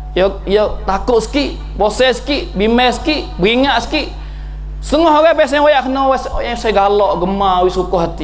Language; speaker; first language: Malay; native; Malay